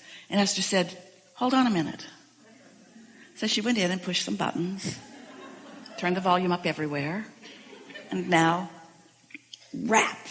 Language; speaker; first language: English; native; English